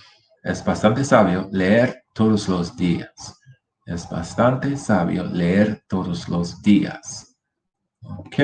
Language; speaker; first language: Spanish; non-native, fluent; English